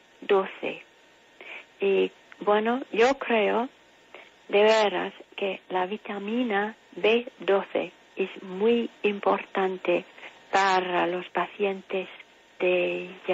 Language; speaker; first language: Spanish; non-native, fluent; English